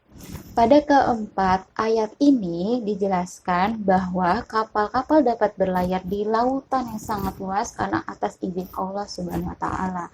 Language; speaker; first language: Indonesian; native; Indonesian